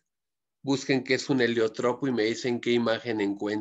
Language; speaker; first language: Spanish; native; Spanish